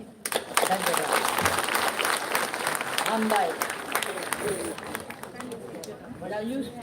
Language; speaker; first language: Hindi; non-native, local second language; Bangla